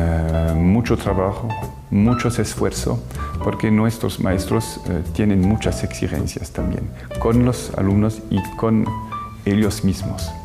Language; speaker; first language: Spanish; non-native, fluent; French